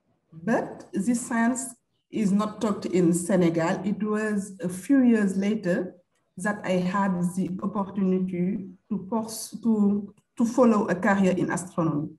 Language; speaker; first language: English; non-native, fluent; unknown